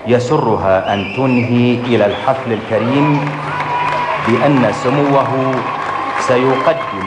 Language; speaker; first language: Arabic; native; Arabic